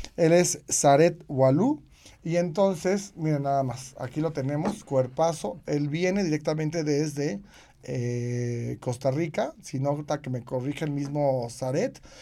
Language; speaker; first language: Spanish; native; Spanish